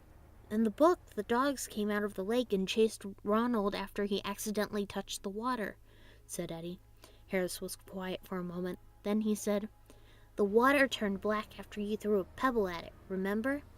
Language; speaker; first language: English; native; English